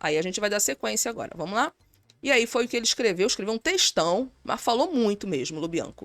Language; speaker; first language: Portuguese; native; Portuguese